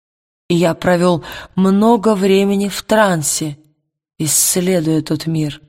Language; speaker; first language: Russian; native; Russian